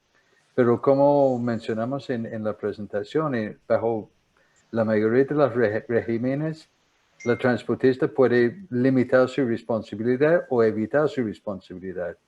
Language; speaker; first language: Spanish; non-native, fluent; English